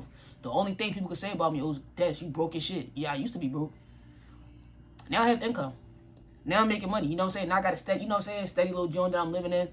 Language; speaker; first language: English; native; English